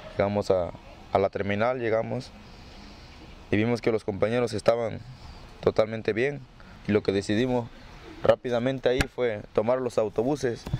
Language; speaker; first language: Spanish; native; Spanish